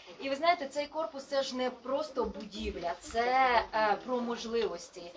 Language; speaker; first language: Ukrainian; native; Ukrainian